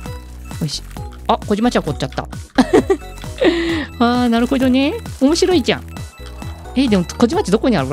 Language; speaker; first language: Japanese; native; Japanese